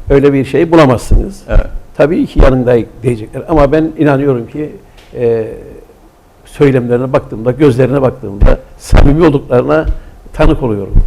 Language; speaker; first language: Turkish; native; Turkish